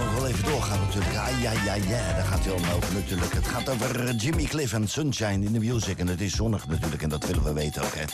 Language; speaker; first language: Dutch; native; Dutch